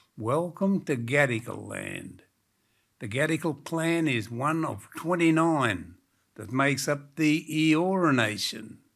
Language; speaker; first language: English; native; English